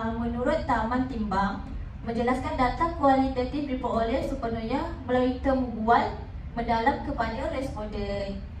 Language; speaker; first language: Malay; native; Malay